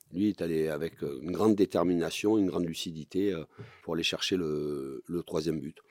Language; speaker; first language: French; native; French